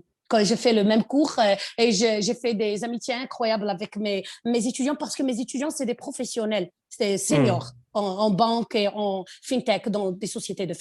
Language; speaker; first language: French; non-native, local second language; Arabic